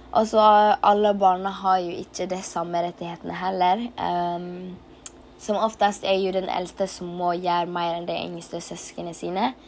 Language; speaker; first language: Norwegian; early bilingual, other home language; Tigrinya